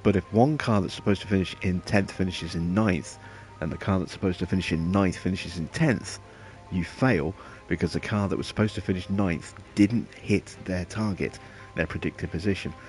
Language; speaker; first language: English; native; English